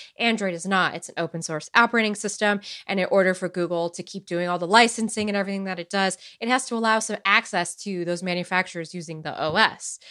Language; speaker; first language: English; early bilingual, other home language; Romanian